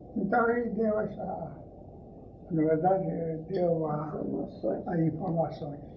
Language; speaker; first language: Portuguese; non-native, fluent; Ukrainian